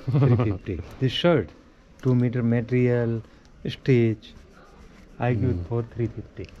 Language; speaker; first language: English; non-native, learner; Hindi